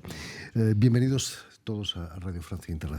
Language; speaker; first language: Spanish; native; Spanish